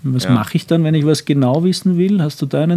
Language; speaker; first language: German; native; German